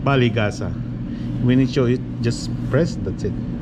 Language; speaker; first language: English; non-native, local second language; Filipino